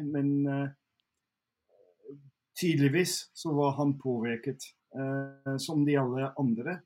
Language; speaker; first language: Norwegian; non-native, fluent; English